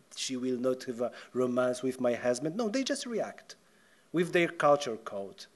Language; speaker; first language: English; non-native, fluent; Polish